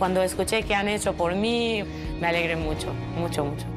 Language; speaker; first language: Spanish; non-native, fluent; Albanian